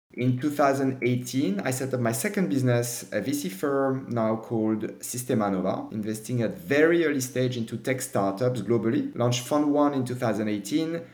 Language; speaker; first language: English; non-native, fluent; French